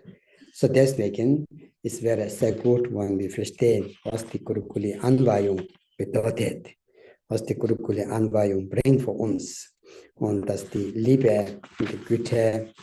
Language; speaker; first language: German; non-native, learner; Tibetan